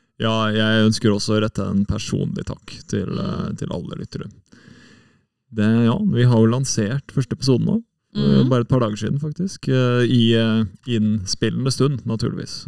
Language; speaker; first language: Norwegian; native; Norwegian